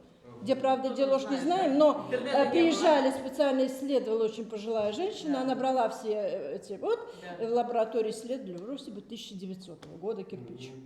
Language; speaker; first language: Russian; native; Russian